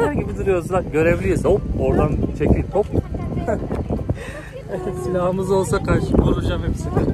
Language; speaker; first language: Turkish; native; Turkish